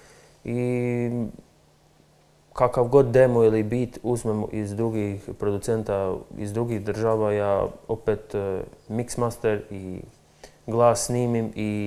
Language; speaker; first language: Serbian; non-native, local second language; Albanian